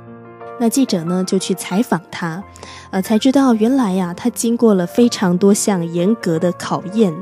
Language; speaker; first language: Chinese; native; Chinese